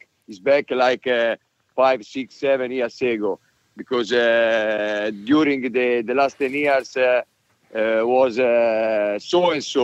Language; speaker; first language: English; non-native, learner; Italian